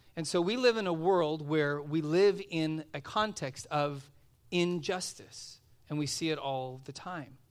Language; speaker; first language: English; native; English